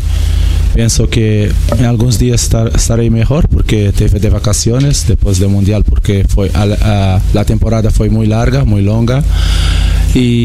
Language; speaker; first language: Spanish; non-native, learner; Portuguese